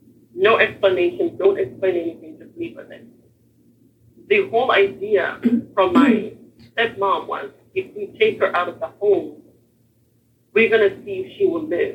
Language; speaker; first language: English; non-native, local second language; Shona